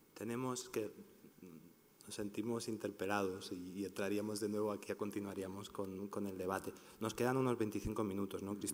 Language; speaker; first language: Spanish; native; Spanish